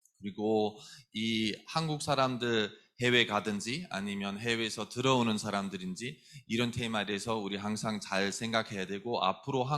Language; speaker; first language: Korean; non-native, fluent; German